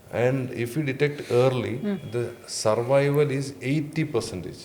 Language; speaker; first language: English; non-native, local second language; Malayalam